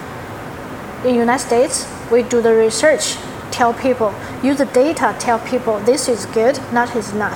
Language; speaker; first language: English; non-native, learner; Chinese